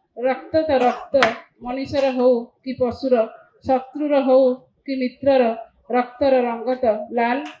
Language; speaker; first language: Hindi; non-native, local second language; Odia